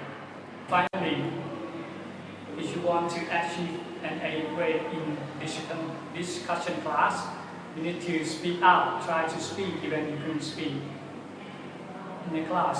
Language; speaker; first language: English; non-native, learner; Thai